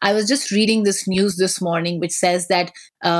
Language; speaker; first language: English; non-native, local second language; Pashto